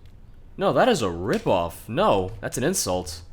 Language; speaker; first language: English; native; English